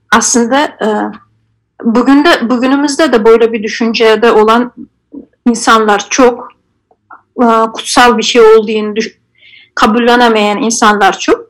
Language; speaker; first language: Turkish; non-native, fluent; Azerbaijani